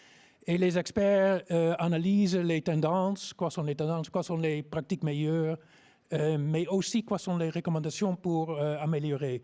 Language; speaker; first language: French; non-native, learner; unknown